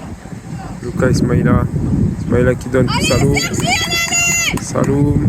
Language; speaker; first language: French; native; French